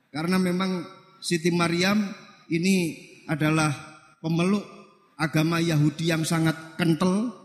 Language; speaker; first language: Indonesian; non-native, local second language; Javanese